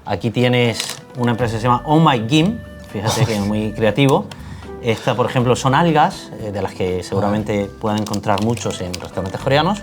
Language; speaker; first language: Spanish; native; Spanish